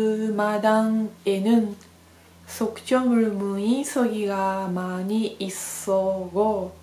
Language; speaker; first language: Korean; non-native, learner; Japanese